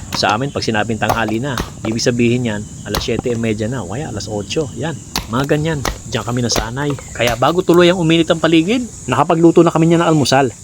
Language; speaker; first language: Filipino; non-native, local second language; Cebuano